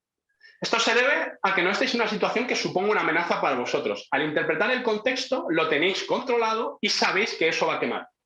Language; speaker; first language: Spanish; native; Spanish